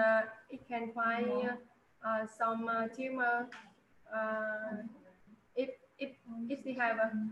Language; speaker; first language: English; non-native, learner; Vietnamese